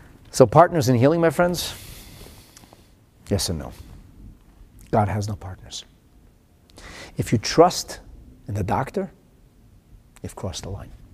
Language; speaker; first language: English; early bilingual, other home language; German